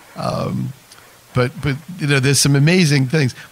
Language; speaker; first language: English; native; English